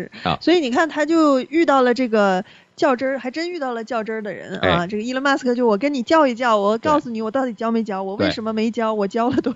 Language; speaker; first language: Chinese; native; Chinese